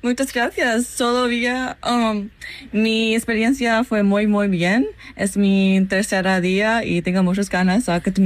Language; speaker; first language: Spanish; non-native, learner; English